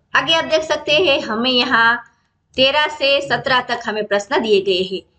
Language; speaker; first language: Hindi; non-native, local second language; Gujarati